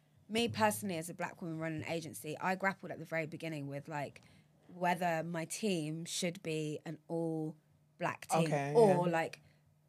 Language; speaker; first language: English; native; English